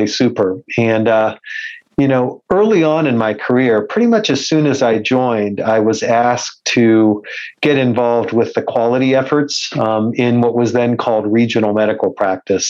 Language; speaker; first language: English; native; English